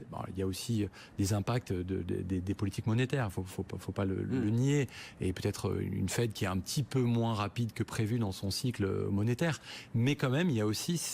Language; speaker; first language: French; native; French